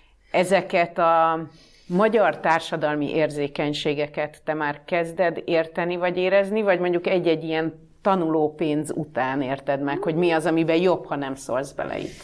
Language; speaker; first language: Hungarian; native; Hungarian